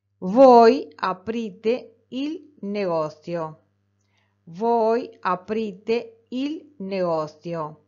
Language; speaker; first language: Italian; non-native, fluent; Spanish